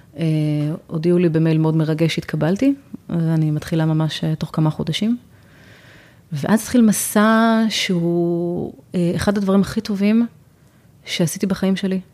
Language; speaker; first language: Hebrew; native; Hebrew